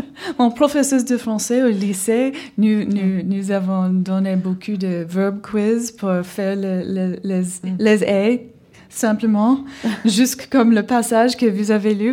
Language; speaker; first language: French; non-native, learner; English